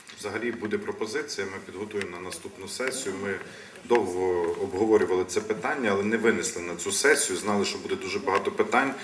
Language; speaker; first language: Ukrainian; native; Ukrainian